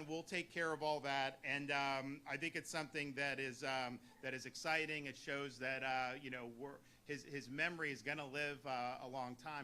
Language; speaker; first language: English; native; English